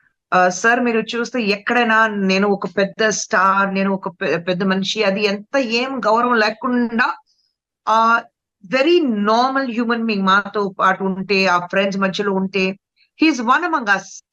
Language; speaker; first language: Telugu; non-native, fluent; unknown